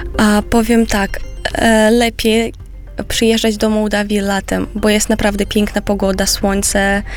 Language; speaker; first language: Polish; non-native, fluent; Romanian